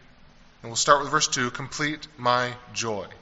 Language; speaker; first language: English; native; English